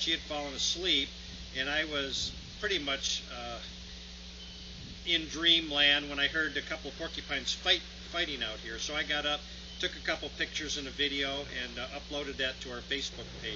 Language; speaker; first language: English; native; English